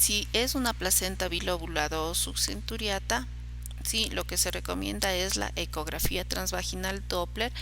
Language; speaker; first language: Spanish; native; Spanish